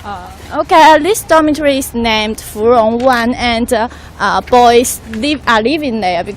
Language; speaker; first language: English; non-native, fluent; Chinese